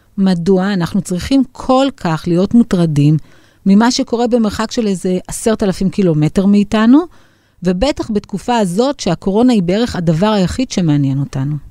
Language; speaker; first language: Hebrew; native; Hebrew